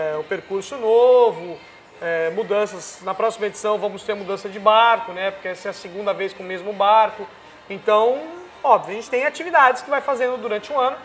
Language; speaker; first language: Portuguese; native; Portuguese